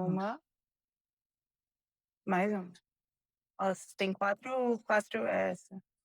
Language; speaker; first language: Portuguese; native; Portuguese